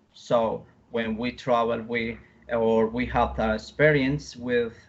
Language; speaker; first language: English; non-native, learner; Spanish